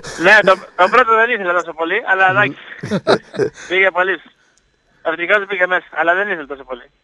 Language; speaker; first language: Greek; non-native, fluent; Italian